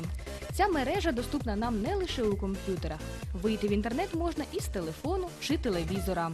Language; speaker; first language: Ukrainian; native; Ukrainian